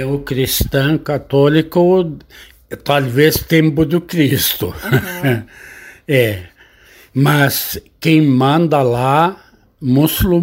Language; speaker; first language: Portuguese; non-native, learner; Arabic